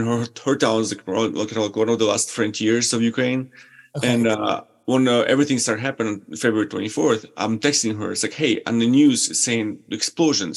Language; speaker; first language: English; non-native, fluent; Ukrainian